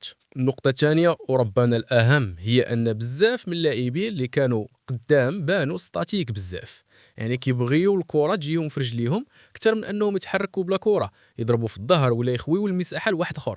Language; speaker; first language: Arabic; native; Arabic